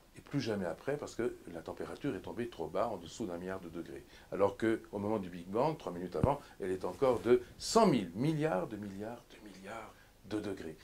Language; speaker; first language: French; native; French